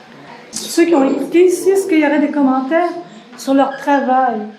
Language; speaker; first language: French; native; French